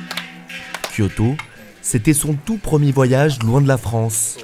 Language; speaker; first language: French; native; French